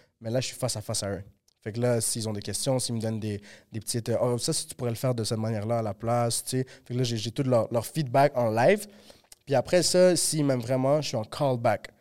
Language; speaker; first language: French; early bilingual, other home language; Spanish